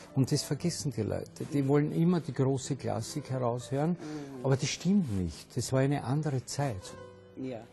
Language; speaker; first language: German; native; German